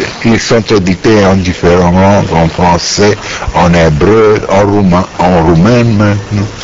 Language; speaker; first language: French; non-native, learner; Romanian